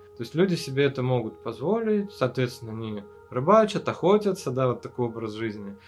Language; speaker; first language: Russian; native; Russian